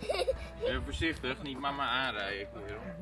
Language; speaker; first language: Dutch; native; Dutch